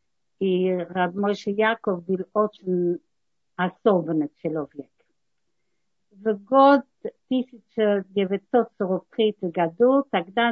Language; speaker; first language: Russian; non-native, learner; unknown